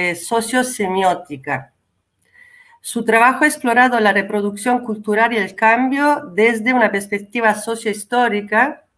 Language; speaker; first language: Spanish; non-native, fluent; Italian